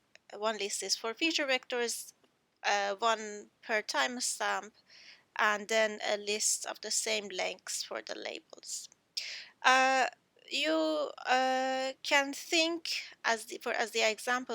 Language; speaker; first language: English; non-native, fluent; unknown